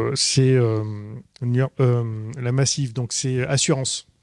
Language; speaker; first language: French; native; French